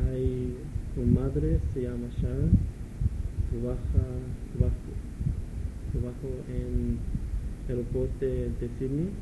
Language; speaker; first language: Spanish; non-native, learner; English